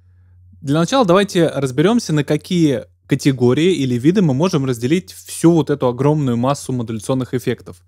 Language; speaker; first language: Russian; native; Russian